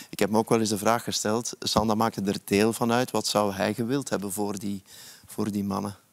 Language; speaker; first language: Dutch; native; Dutch